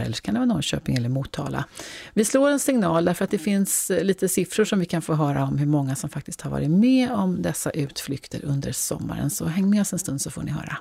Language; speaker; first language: Swedish; native; Swedish